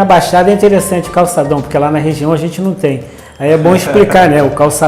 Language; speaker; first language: Portuguese; native; Portuguese